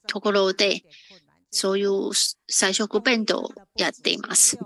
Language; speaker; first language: Japanese; non-native, fluent; Chinese